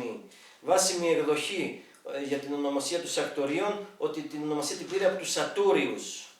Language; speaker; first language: Greek; native; Greek